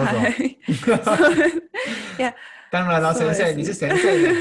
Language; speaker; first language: Japanese; non-native, learner; Chinese